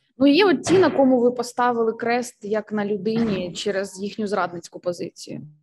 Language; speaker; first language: Ukrainian; native; Ukrainian